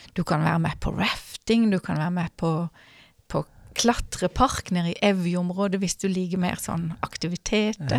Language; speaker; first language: Norwegian; native; Norwegian